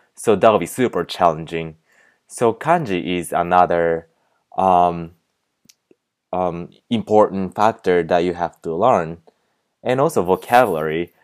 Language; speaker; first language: English; non-native, fluent; Japanese